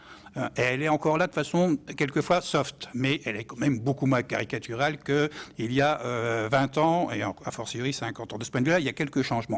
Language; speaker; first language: French; native; French